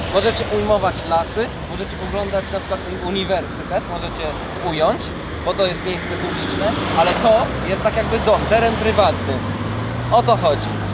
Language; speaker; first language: Polish; native; Polish